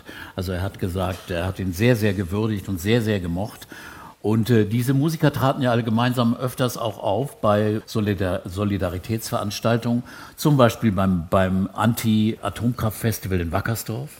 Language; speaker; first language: German; native; German